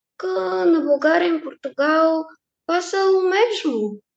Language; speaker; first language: Portuguese; non-native, fluent; Bulgarian